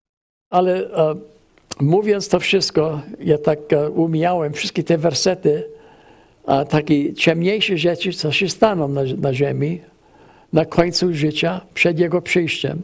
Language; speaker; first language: Polish; early bilingual, heritage; English